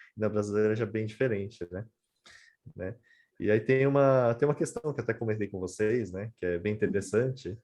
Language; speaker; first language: Portuguese; native; Portuguese